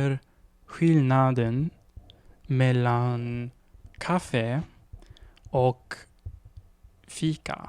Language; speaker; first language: Swedish; non-native, learner; English